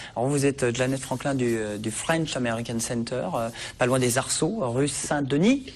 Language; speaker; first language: French; native; French